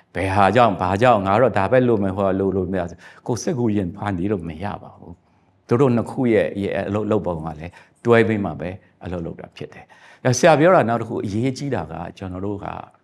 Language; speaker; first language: Burmese; non-native, local second language; Shan